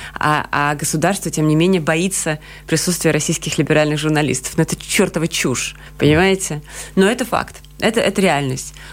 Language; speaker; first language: Russian; native; Russian